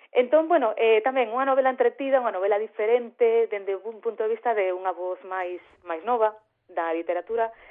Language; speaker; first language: Galician; native; Galician